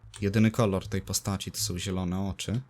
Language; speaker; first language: Polish; native; Polish